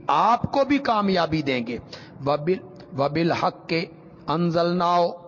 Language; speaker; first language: Urdu; non-native, local second language; Punjabi